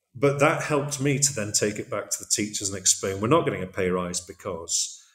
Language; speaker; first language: English; native; English